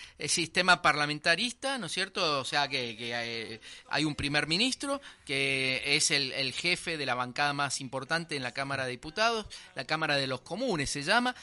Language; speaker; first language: Spanish; native; Spanish